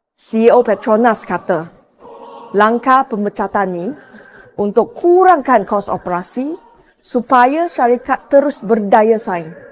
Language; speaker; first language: Malay; native; Malay